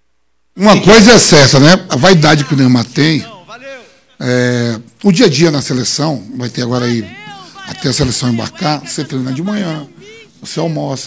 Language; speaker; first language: Portuguese; native; Portuguese